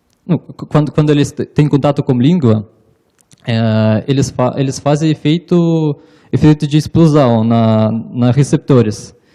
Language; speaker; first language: Portuguese; non-native, learner; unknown